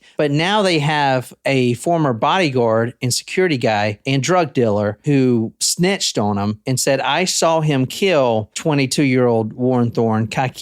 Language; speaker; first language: English; native; English